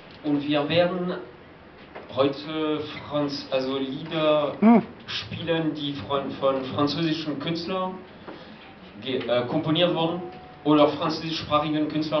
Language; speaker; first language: German; non-native, fluent; French